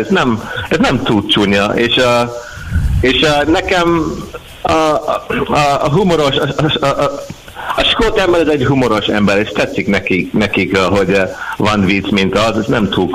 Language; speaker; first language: Hungarian; non-native, learner; English